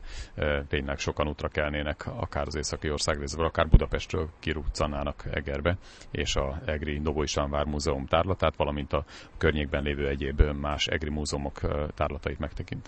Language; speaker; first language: Hungarian; native; Hungarian